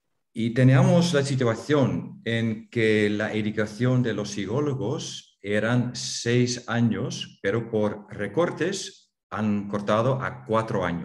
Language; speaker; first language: Spanish; non-native, fluent; Dutch